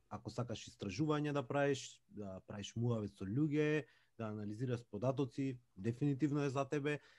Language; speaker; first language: Macedonian; native; Macedonian